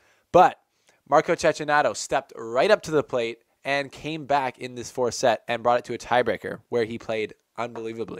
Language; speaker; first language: English; native; English